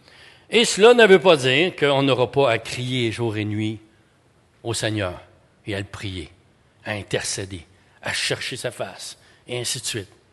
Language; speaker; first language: French; native; French